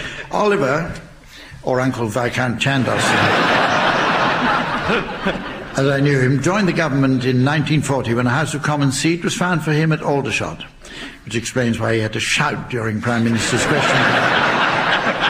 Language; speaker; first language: English; native; English